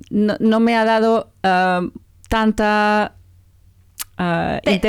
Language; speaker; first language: Spanish; non-native, learner; French